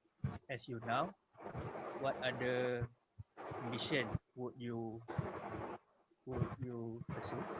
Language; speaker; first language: English; non-native, learner; Malay